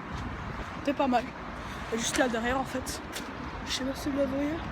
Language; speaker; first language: French; native; French